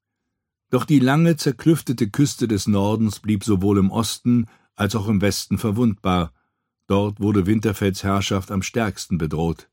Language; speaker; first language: German; native; German